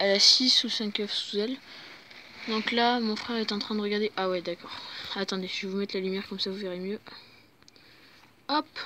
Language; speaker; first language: French; native; French